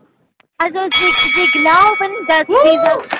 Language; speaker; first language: German; non-native, learner; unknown